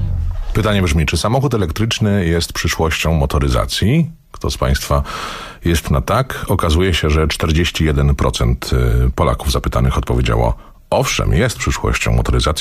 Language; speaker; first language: Polish; native; Polish